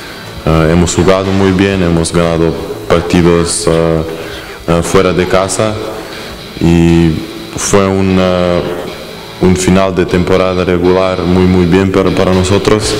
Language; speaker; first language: Spanish; non-native, fluent; Serbian